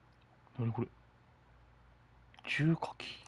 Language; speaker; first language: Japanese; native; Japanese